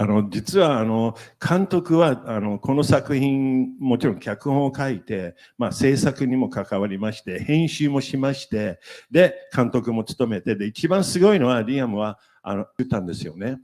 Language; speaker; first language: Japanese; native; Japanese